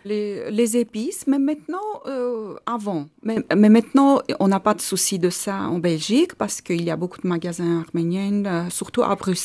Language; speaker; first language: French; non-native, fluent; Armenian